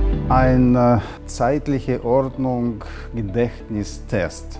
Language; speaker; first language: German; non-native, fluent; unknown